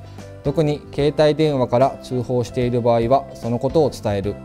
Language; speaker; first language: Japanese; native; Japanese